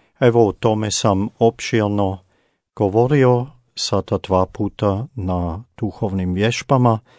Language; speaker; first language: Croatian; non-native, fluent; German